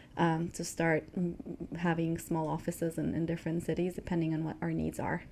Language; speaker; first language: English; non-native, fluent; Spanish